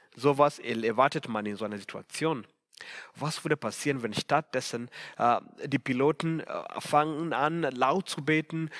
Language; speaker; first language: German; non-native, fluent; Swahili